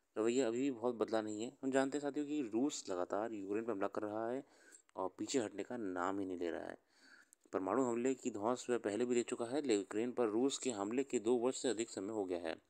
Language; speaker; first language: Hindi; native; Hindi